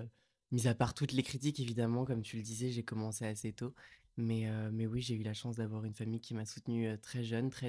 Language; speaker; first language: French; native; French